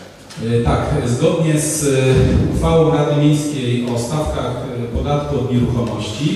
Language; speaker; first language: Polish; native; Polish